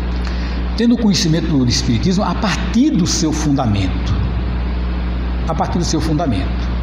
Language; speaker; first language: Portuguese; native; Portuguese